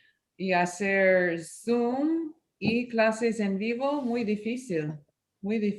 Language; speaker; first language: Spanish; non-native, fluent; English